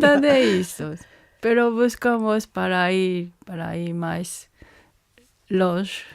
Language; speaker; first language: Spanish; non-native, learner; Japanese